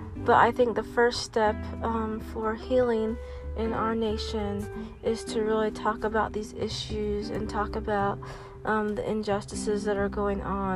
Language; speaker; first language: English; native; English